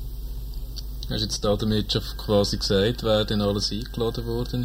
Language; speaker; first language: German; native; German